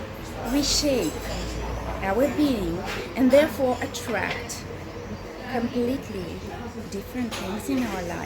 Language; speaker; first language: English; non-native, fluent; Italian